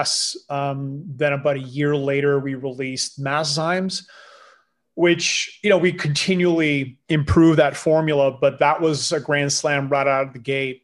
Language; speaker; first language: English; non-native, fluent; French